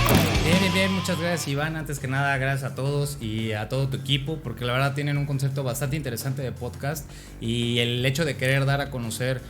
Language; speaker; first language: Spanish; native; Spanish